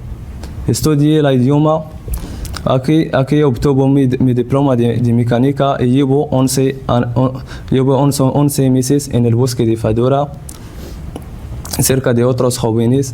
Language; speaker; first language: Spanish; non-native, learner; Central Atlas Tamazight